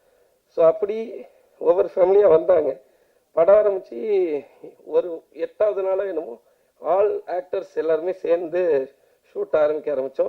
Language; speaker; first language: Tamil; native; Tamil